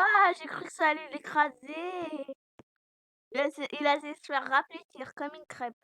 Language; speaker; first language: French; native; French